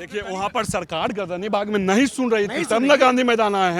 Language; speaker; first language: Hindi; non-native, local second language; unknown